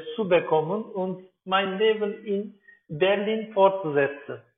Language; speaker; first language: German; non-native, fluent; Turkish